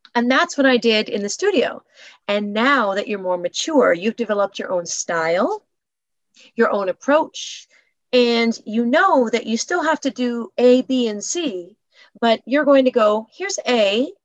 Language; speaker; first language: English; native; English